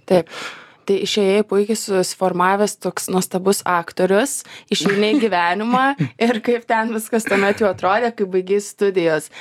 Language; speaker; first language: Lithuanian; native; Lithuanian